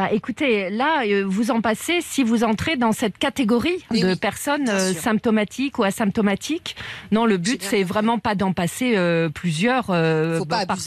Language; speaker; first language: French; native; French